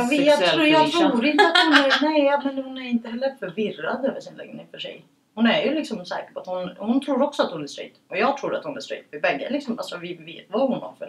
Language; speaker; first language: Swedish; early bilingual, other home language; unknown